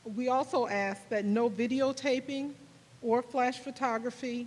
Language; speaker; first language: English; native; English